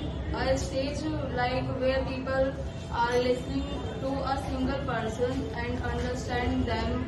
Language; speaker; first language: English; non-native, learner; Hindi